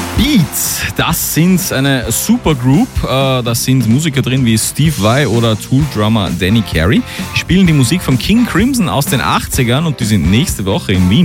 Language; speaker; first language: German; native; German